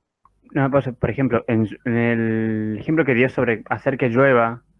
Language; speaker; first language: Spanish; native; Spanish